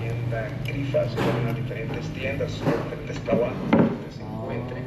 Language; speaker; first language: Spanish; native; Spanish